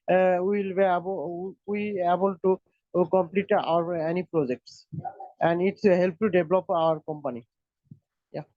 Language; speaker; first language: English; non-native, learner; Bangla